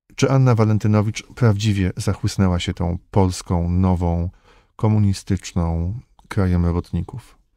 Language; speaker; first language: Polish; native; Polish